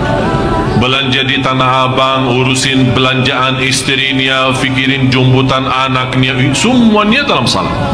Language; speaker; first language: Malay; non-native, fluent; Arabic